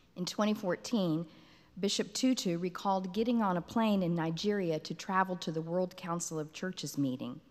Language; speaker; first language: English; native; English